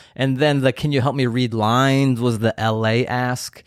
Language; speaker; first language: English; early bilingual, other home language; Persian